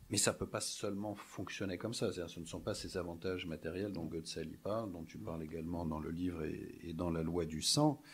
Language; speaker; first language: French; native; French